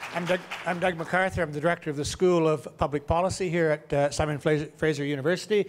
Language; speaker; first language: English; native; English